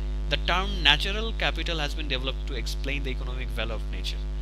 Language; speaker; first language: English; non-native, local second language; Bangla